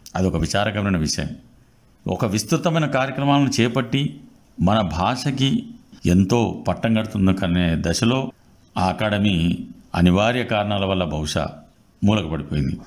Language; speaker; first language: Telugu; native; Telugu